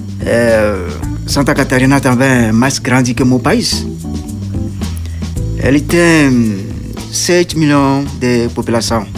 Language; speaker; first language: Portuguese; non-native, learner; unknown